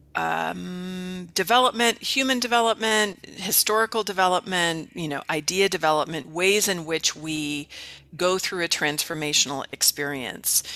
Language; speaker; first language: English; native; English